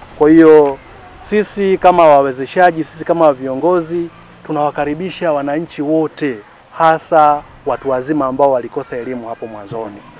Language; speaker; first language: Swahili; native; Swahili